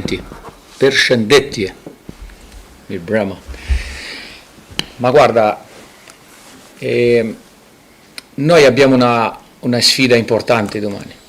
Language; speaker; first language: Italian; non-native, fluent; Portuguese